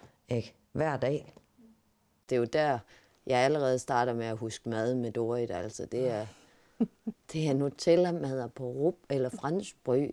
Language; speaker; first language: Danish; native; Danish